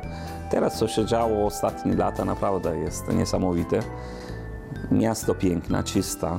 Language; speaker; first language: Polish; non-native, learner; Italian